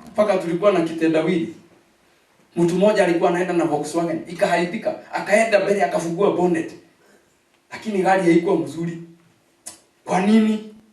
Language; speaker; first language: Swahili; non-native, local second language; Kikuyu